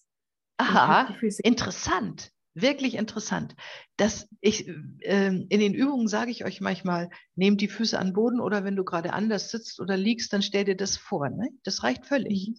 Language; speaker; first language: German; native; German